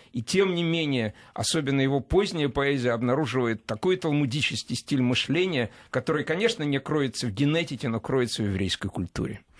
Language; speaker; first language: Russian; native; Russian